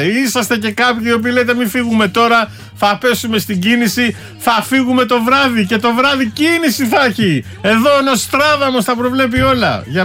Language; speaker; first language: Greek; native; Greek